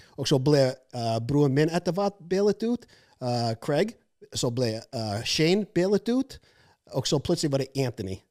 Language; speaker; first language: Norwegian; non-native, fluent; English